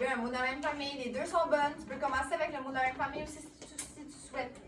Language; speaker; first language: French; native; French